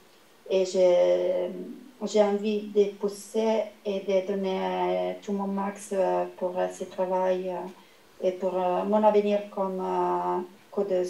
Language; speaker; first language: French; non-native, fluent; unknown